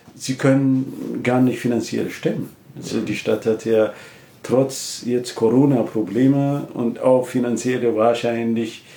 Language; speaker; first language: German; non-native, fluent; Amharic